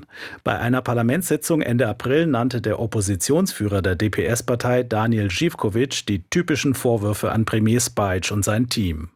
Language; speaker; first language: German; native; German